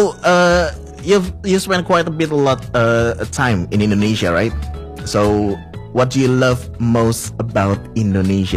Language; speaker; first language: English; non-native, fluent; Indonesian